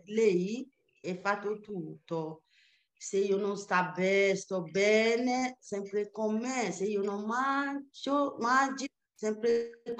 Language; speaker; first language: Italian; non-native, learner; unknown